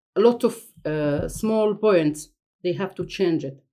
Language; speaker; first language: English; non-native, fluent; Arabic